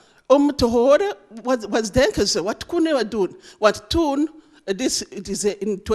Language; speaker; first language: Dutch; non-native, learner; Rundi